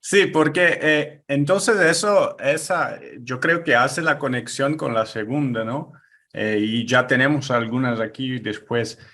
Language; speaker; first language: Spanish; non-native, fluent; Portuguese